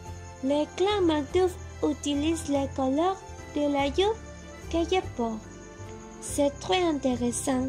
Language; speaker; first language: French; non-native, learner; Spanish